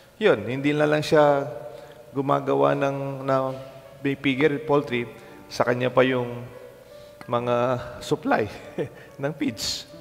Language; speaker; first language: Filipino; non-native, local second language; Pampanga